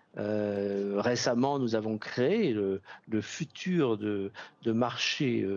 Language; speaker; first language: French; native; French